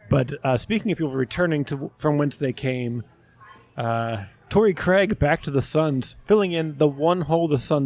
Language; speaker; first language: English; native; English